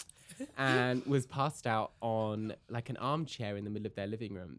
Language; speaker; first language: English; native; English